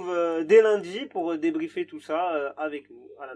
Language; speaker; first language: French; native; French